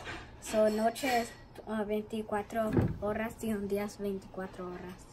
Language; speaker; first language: Spanish; early bilingual, heritage; Spanish